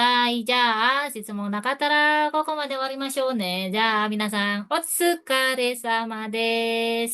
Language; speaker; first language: Japanese; non-native, fluent; Indonesian